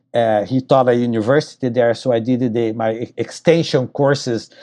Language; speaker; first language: English; non-native, fluent; Portuguese